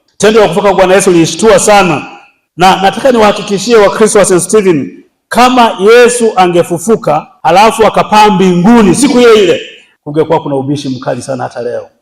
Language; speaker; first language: Swahili; native; Swahili